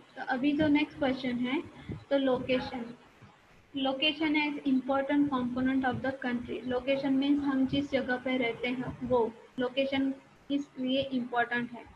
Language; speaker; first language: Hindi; non-native, local second language; Marathi